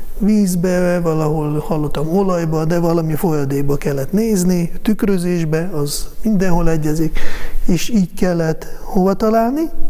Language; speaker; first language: Hungarian; non-native, fluent; Russian